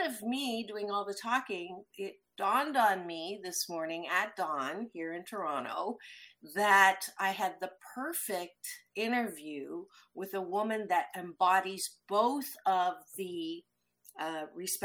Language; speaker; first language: English; native; English